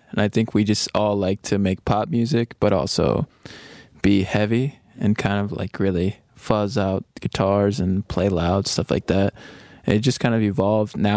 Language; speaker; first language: English; native; English